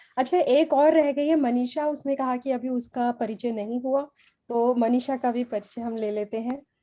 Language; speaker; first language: Hindi; native; Hindi